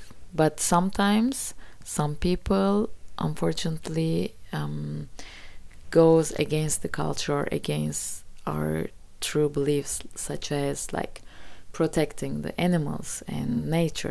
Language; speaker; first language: English; non-native, fluent; Turkish